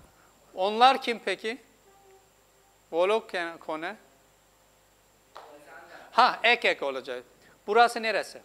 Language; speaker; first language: Turkish; non-native, fluent; Urdu